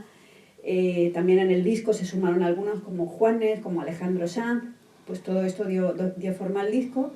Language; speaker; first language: Spanish; native; Spanish